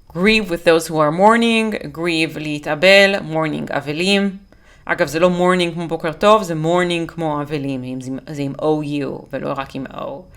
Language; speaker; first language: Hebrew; native; Hebrew